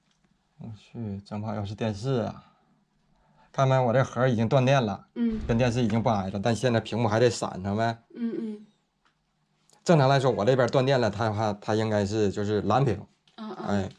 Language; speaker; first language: Chinese; native; Chinese